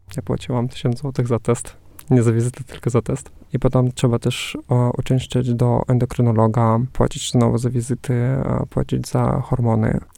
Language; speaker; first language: Polish; non-native, fluent; Russian